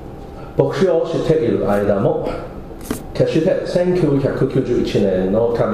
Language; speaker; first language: Japanese; non-native, fluent; English